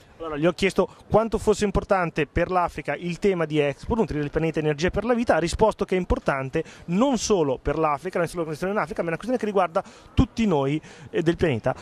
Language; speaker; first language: Italian; native; Italian